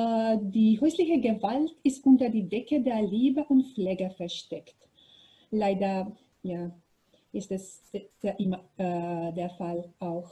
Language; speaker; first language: German; non-native, learner; Macedonian